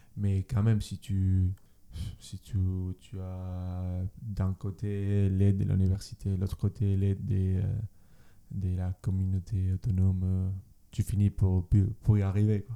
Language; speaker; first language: French; non-native, learner; Spanish